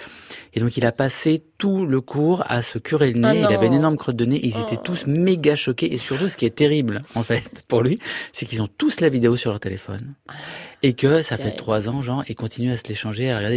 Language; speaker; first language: French; native; French